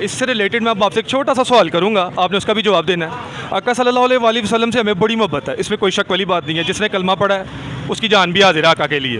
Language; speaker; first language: Hindi; non-native, local second language; Punjabi